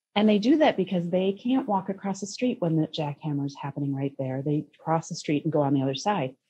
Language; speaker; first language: English; native; English